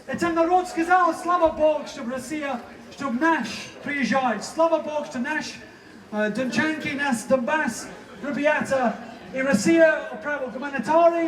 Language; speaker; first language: Russian; non-native, learner; English